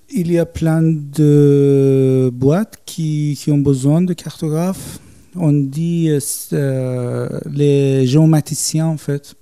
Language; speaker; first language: French; non-native, fluent; Persian